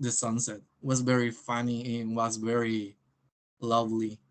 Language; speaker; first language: English; non-native, learner; Spanish